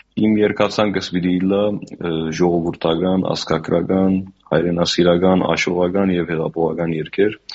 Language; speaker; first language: Armenian; native; Armenian